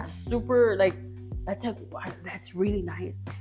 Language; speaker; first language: English; early bilingual, other home language; Spanish